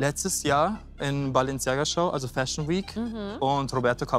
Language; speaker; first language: German; native; German